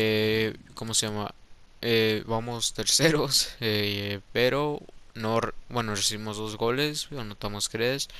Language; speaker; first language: Spanish; early bilingual, heritage; Spanish